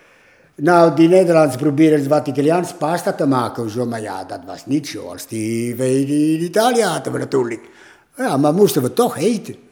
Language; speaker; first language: Dutch; non-native, learner; Italian